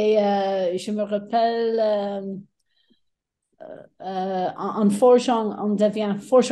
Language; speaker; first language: French; non-native, fluent; English